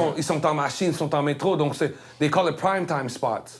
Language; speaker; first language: French; native; French